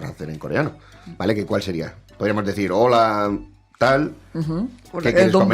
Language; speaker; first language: Spanish; native; Spanish